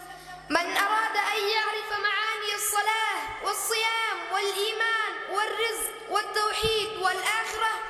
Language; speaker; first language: Arabic; non-native, learner; Pashto